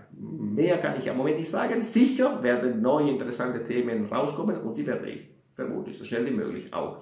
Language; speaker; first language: German; non-native, fluent; Italian